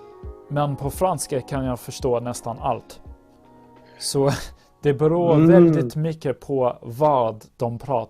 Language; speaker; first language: Swedish; non-native, learner; English